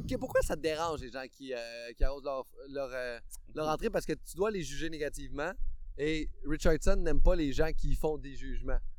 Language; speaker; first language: French; native; French